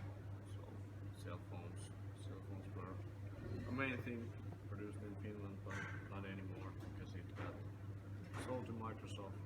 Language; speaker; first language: English; non-native, fluent; Finnish